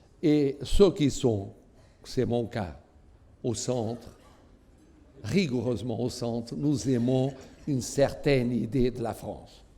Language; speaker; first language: French; non-native, fluent; Portuguese